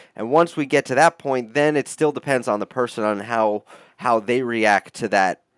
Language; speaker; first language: English; native; English